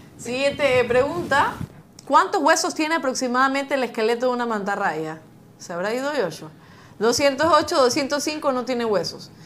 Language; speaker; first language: Spanish; native; Spanish